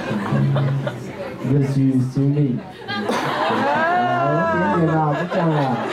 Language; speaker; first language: Chinese; non-native, local second language; Amis